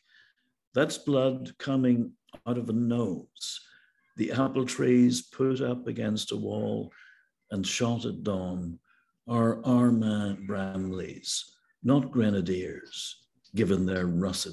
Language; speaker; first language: English; native; English